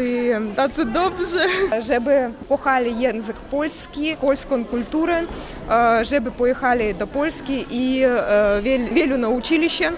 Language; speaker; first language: Polish; non-native, learner; Russian